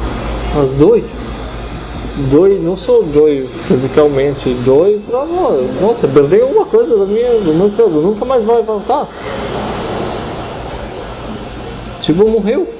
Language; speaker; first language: Portuguese; non-native, fluent; Arabic